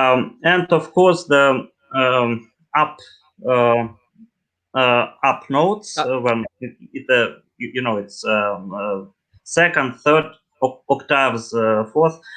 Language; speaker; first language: English; non-native, learner; Russian